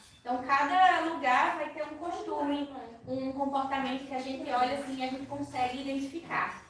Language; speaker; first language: Portuguese; native; Portuguese